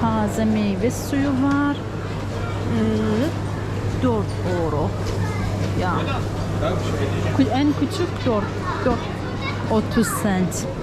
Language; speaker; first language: Turkish; non-native, learner; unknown